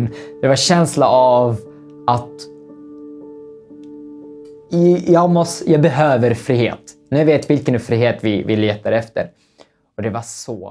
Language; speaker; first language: Swedish; non-native, fluent; Arabic